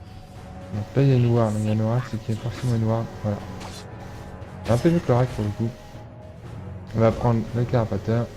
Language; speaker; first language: French; native; French